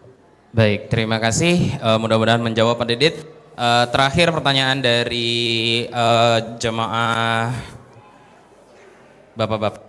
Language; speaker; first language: Indonesian; native; Indonesian